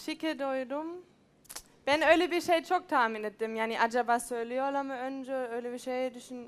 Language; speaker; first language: Turkish; early bilingual, heritage; German